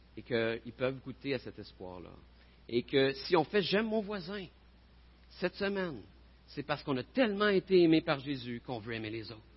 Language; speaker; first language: French; native; French